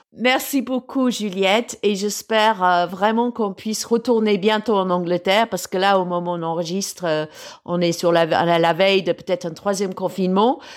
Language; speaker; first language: French; non-native, fluent; English